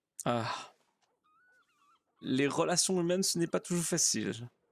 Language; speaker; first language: French; native; French